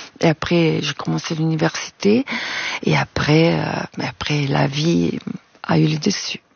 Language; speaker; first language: French; non-native, fluent; Italian